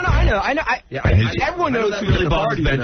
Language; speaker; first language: English; native; English